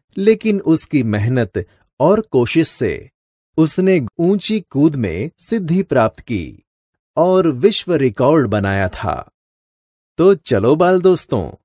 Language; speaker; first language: Hindi; non-native, local second language; Gujarati